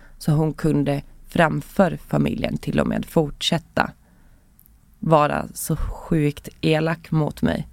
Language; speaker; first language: Swedish; early bilingual, other home language; Estonian